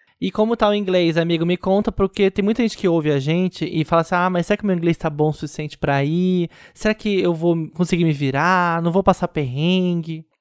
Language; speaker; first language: Portuguese; native; Portuguese